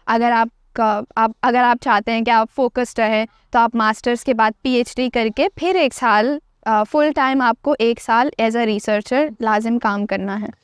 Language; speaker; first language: Urdu; native; Urdu